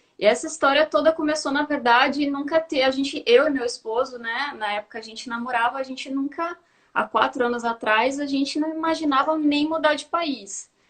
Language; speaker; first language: Portuguese; native; Portuguese